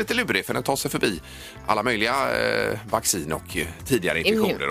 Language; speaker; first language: Swedish; native; Swedish